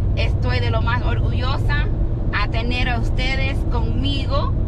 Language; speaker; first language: Spanish; early bilingual, heritage; Spanish